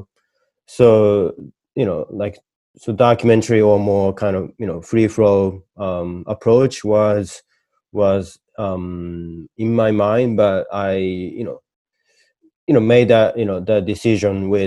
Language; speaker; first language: English; non-native, fluent; Japanese